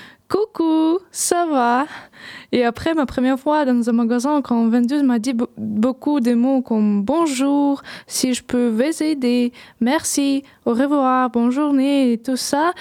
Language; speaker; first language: French; non-native, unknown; Ukrainian